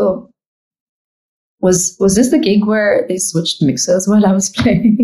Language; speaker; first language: English; non-native, local second language; Marathi